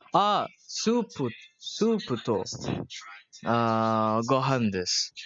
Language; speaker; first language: Japanese; non-native, learner; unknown